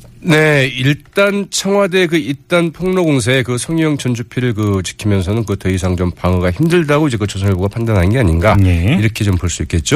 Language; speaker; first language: Korean; native; Korean